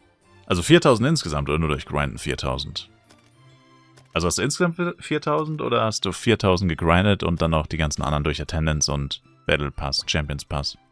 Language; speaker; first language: German; native; German